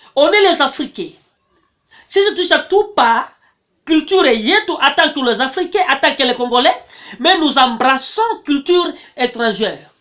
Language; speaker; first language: French; non-native, local second language; Swahili